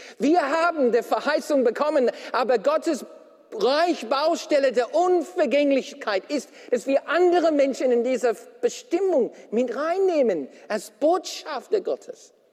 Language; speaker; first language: German; non-native, fluent; English